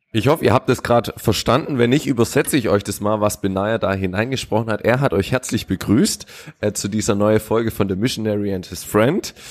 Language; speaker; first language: German; native; German